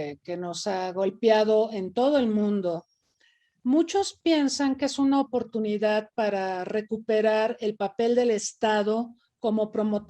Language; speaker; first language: Spanish; native; Spanish